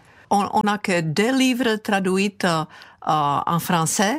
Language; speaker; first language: French; non-native, fluent; Czech